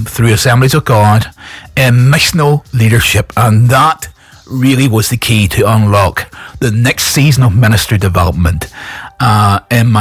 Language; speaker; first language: English; native; English